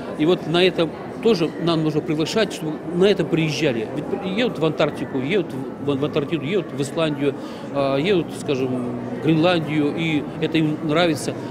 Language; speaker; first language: Russian; native; Russian